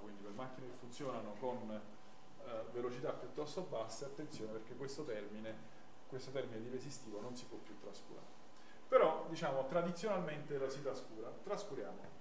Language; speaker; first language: Italian; native; Italian